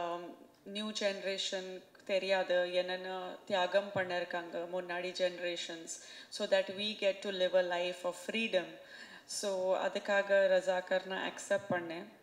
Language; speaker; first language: Tamil; non-native, fluent; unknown